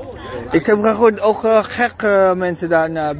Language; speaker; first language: Dutch; non-native, learner; Filipino